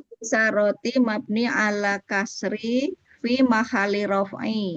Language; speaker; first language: Arabic; non-native, learner; Indonesian